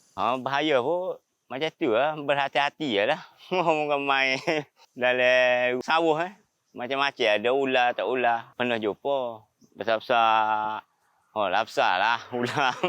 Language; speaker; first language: Malay; native; Malay